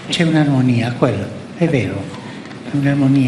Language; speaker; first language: Italian; early bilingual, heritage; Spanish